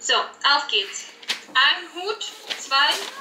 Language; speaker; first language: German; native; German